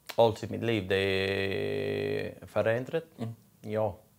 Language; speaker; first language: Swedish; non-native, learner; English